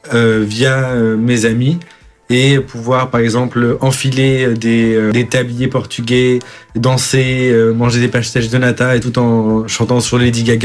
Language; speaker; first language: French; early bilingual, other home language; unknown